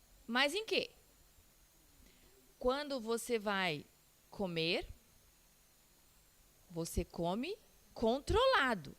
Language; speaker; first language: Portuguese; non-native, learner; Spanish